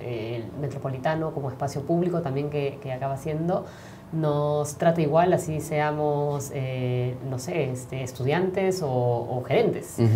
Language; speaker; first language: Spanish; native; Spanish